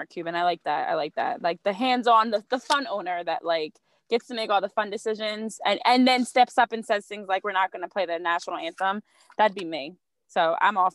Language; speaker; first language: English; native; English